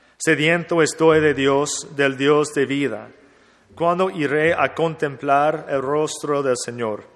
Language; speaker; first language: Spanish; non-native, fluent; English